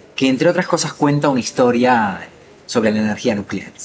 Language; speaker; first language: Spanish; native; Spanish